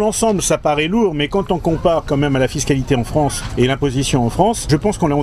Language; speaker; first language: French; native; French